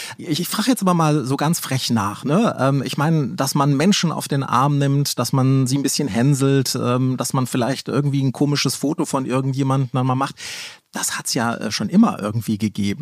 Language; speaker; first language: German; native; German